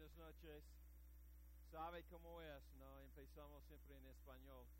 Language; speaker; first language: Spanish; non-native, fluent; English